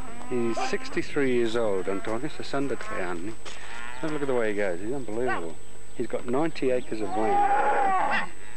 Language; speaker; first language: English; native; English